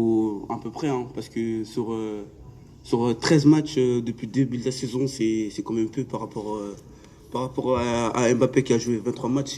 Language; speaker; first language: French; native; French